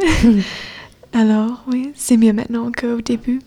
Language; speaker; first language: French; non-native, fluent; English